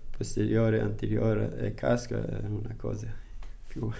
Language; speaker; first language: Italian; non-native, fluent; Persian